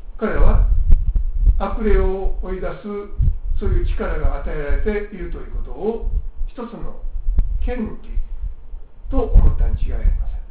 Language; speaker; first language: Japanese; native; Japanese